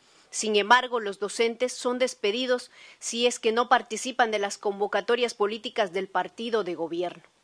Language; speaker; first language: Spanish; native; Spanish